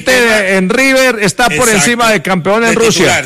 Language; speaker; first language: Spanish; native; Spanish